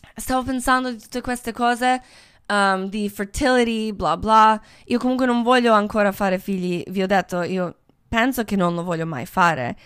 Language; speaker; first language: Italian; non-native, fluent; English